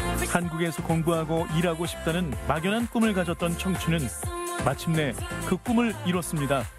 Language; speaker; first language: Korean; native; Korean